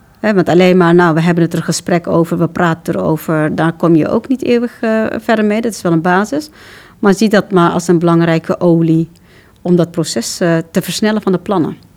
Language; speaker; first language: Dutch; early bilingual, other home language; Turkish